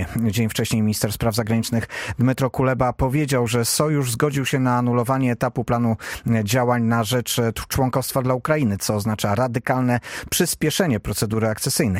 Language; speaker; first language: Polish; native; Polish